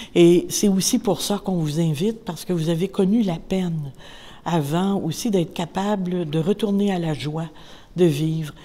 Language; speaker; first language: French; native; French